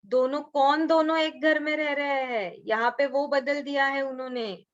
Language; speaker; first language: Hindi; non-native, local second language; Marathi